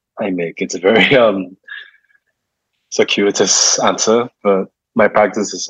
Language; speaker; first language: English; native; English